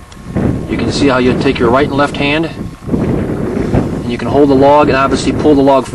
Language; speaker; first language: English; native; English